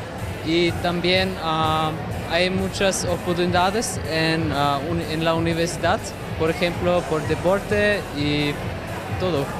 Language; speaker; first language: Spanish; non-native, learner; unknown